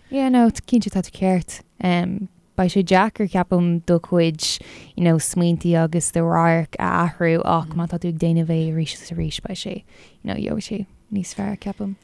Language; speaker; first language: Irish; non-native, local second language; English